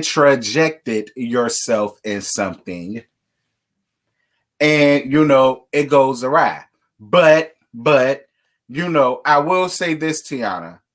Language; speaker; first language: English; native; English